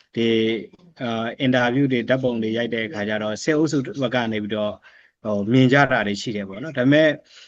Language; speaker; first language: Burmese; native; Burmese